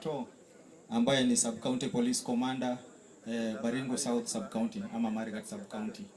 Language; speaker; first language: English; non-native, local second language; Kalenjin